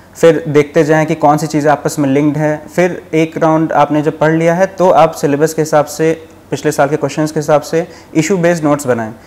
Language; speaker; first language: Hindi; native; Hindi